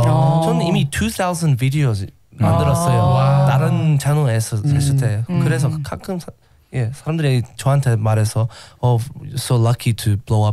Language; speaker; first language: Korean; non-native, learner; English